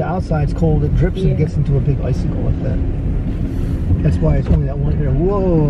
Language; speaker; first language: English; native; English